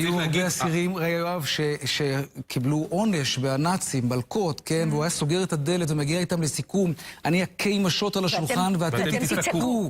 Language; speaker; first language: Hebrew; native; Hebrew